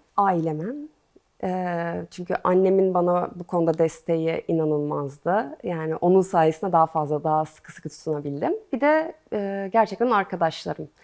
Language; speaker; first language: Turkish; native; Turkish